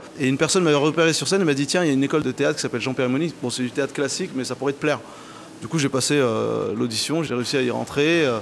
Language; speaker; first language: French; early bilingual, other home language; Arabic